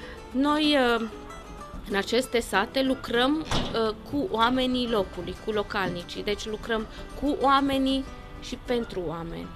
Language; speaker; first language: Romanian; non-native, local second language; German